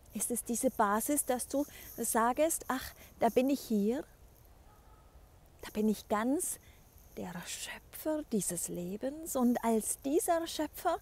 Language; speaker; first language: German; native; German